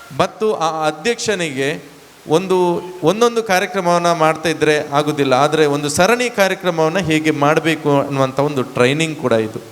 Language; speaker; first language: Kannada; native; Kannada